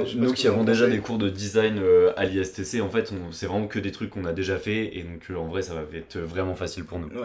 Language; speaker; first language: French; native; French